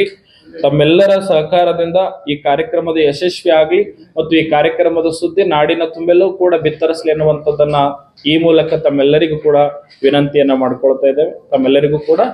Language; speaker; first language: Kannada; native; Kannada